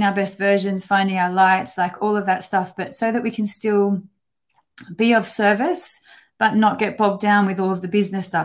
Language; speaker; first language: English; native; English